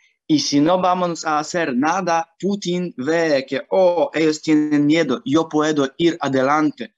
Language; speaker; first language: Spanish; non-native, learner; Ukrainian